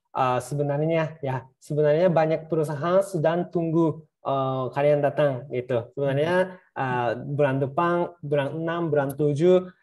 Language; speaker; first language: Indonesian; non-native, fluent; Japanese